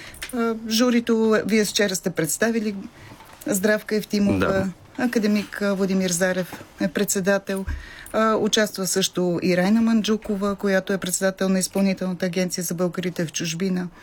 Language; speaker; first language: Bulgarian; native; Bulgarian